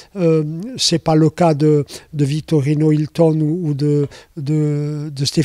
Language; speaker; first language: French; native; French